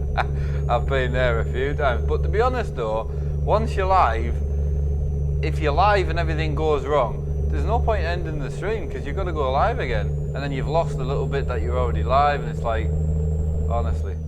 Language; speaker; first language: English; native; English